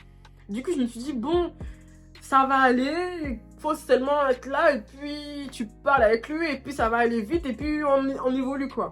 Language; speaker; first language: French; native; French